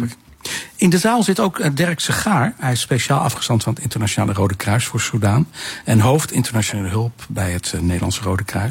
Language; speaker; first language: Dutch; native; Dutch